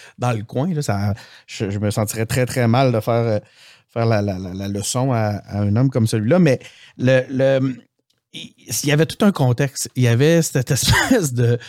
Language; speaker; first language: French; native; French